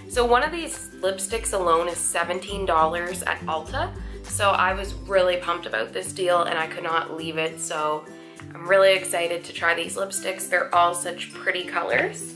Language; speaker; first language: English; native; English